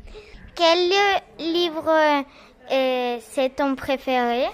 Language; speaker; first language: French; non-native, learner; Spanish